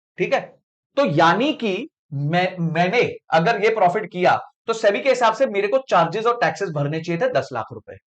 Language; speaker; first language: Hindi; native; Hindi